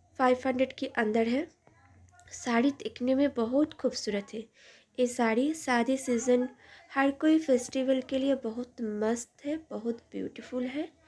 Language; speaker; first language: Hindi; non-native, local second language; Bangla